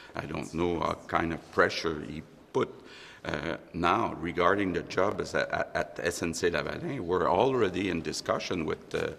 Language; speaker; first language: English; non-native, fluent; French